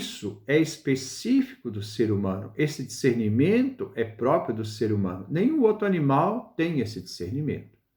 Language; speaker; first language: Portuguese; native; Portuguese